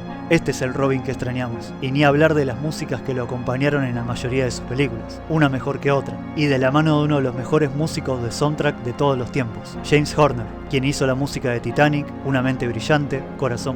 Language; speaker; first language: Spanish; native; Spanish